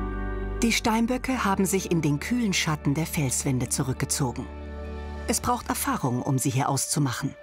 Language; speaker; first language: German; native; German